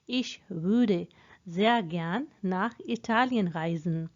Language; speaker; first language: German; non-native, fluent; Hindi